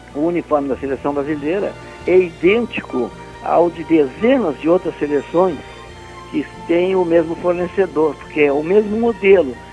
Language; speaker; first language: Portuguese; native; Portuguese